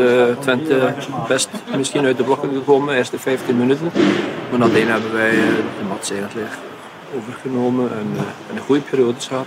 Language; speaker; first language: Dutch; non-native, fluent; Icelandic